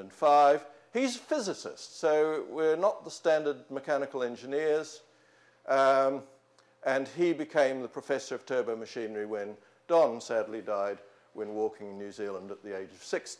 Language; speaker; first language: English; native; English